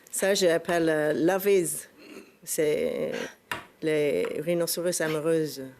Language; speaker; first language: French; non-native, fluent; English